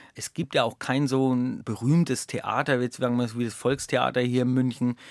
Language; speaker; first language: German; native; German